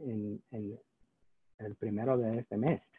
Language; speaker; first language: Spanish; non-native, learner; English